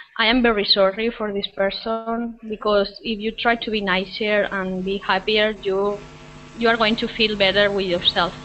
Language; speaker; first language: English; non-native, fluent; Spanish